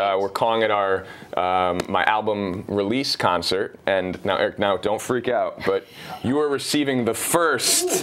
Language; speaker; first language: English; native; English